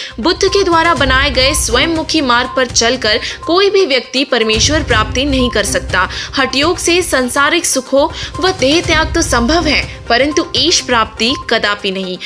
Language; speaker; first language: Hindi; native; Hindi